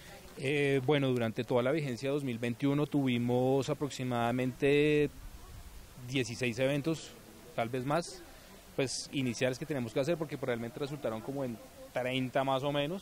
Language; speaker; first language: Spanish; native; Spanish